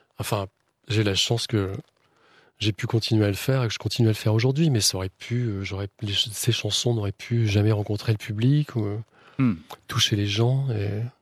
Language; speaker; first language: French; native; French